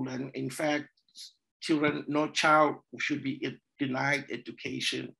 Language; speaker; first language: English; non-native, local second language; Zulu